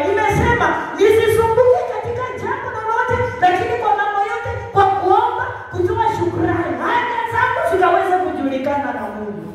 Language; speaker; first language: Swahili; non-native, local second language; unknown